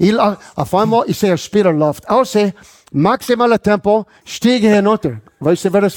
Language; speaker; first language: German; non-native, fluent; English